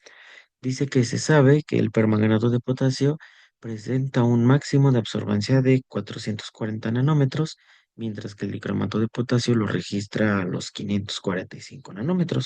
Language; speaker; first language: Spanish; native; Spanish